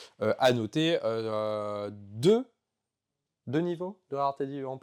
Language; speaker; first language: French; native; French